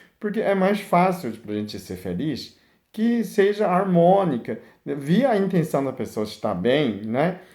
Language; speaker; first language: Portuguese; non-native, fluent; Chinese